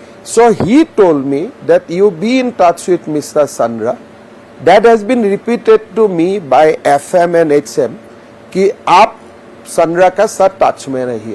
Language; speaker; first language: English; non-native, local second language; Assamese